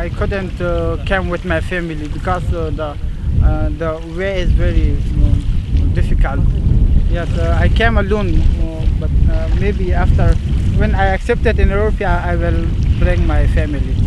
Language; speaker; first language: English; non-native, learner; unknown